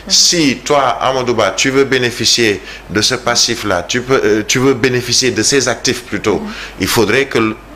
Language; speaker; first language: French; non-native, local second language; Wolof